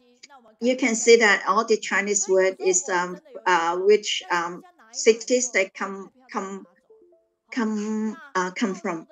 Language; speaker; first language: English; non-native, learner; Chinese